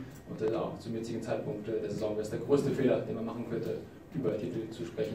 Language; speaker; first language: German; native; German